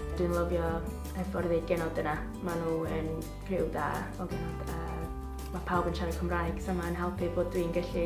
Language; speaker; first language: Welsh; non-native, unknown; English